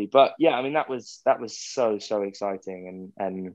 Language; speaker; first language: English; native; English